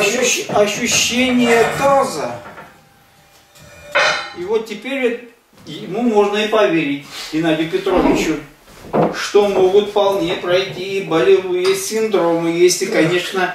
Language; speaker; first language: Russian; native; Russian